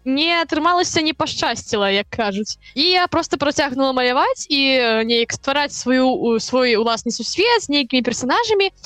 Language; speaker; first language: Belarusian; non-native, local second language; Russian